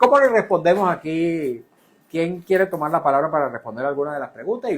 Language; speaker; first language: Spanish; native; Spanish